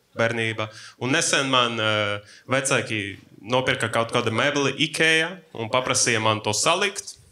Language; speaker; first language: Latvian; non-native, local second language; Russian